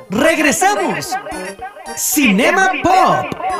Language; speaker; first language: Spanish; native; Spanish